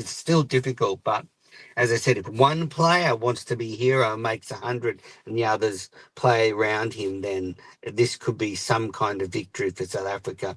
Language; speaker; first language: English; native; English